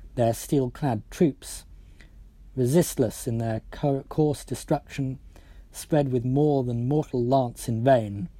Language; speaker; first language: English; native; English